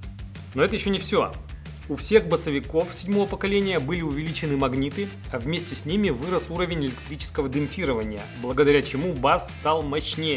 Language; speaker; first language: Russian; native; Russian